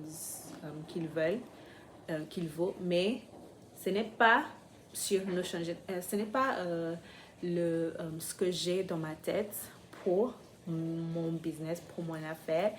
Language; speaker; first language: French; non-native, fluent; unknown